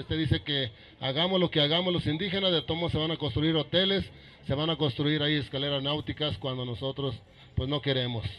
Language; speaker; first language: Spanish; non-native, local second language; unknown